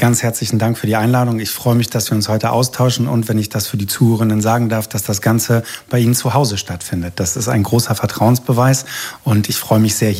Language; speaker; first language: German; native; German